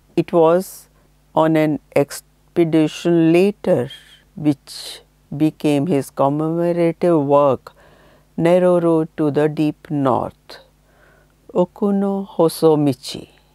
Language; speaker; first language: English; non-native, local second language; Hindi